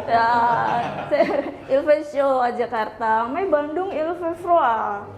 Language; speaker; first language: French; non-native, learner; Indonesian